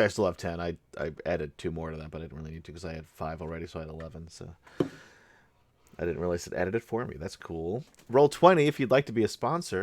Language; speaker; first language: English; native; English